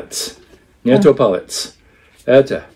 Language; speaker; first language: Russian; non-native, learner; English